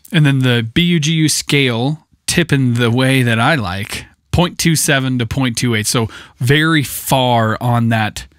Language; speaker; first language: English; native; English